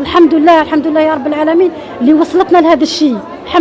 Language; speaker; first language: Arabic; native; Arabic